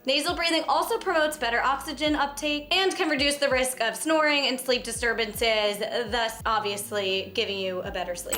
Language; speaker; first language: English; native; English